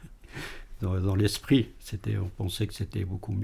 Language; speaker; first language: French; early bilingual, other home language; Arabic